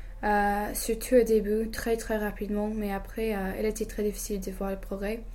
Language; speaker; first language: French; non-native, fluent; English